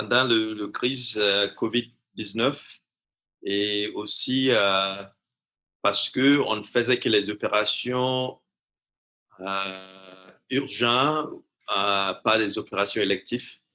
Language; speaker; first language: French; non-native, fluent; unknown